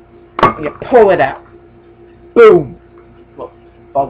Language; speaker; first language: English; native; English